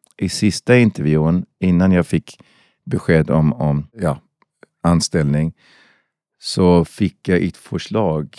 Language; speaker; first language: Swedish; non-native, fluent; Persian